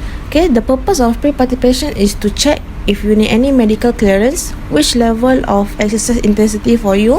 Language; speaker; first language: English; non-native, local second language; Malay